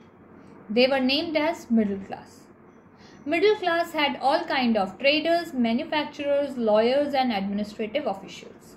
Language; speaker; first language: English; non-native, local second language; Hindi